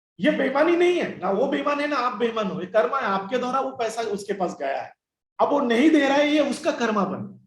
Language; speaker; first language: Hindi; non-native, local second language; Bangla